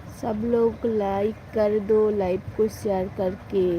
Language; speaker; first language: Hindi; non-native, local second language; Bangla